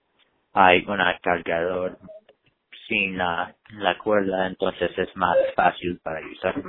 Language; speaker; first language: Spanish; non-native, learner; English